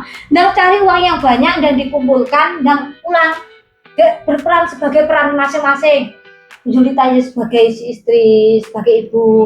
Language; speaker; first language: Indonesian; non-native, local second language; Javanese